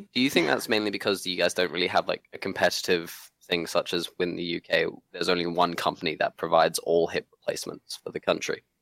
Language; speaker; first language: English; non-native, local second language; Cantonese